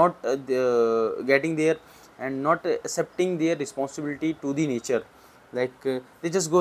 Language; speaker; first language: English; non-native, local second language; Hindi